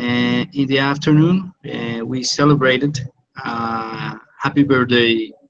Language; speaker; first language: English; non-native, learner; Spanish